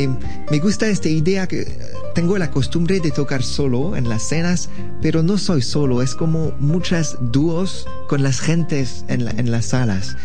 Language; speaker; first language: Spanish; non-native, learner; French